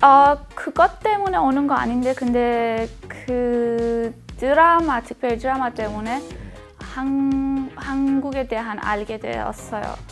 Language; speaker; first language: Korean; non-native, fluent; Persian